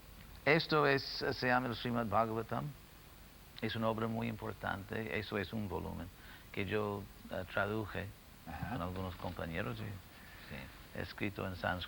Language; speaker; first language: Spanish; non-native, fluent; English